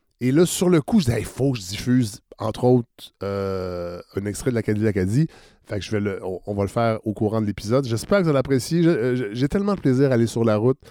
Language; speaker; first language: French; native; French